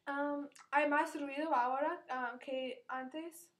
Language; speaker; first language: Spanish; non-native, learner; English